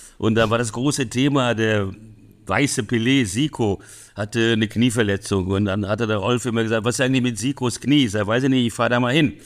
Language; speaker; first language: German; early bilingual, other home language; Hungarian